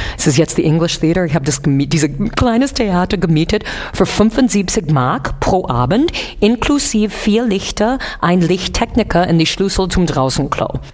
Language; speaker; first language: German; non-native, fluent; English